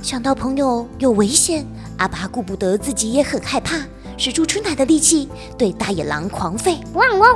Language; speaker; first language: Chinese; native; Chinese